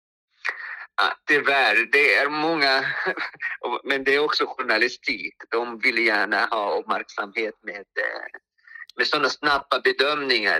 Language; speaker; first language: Swedish; non-native, fluent; Arabic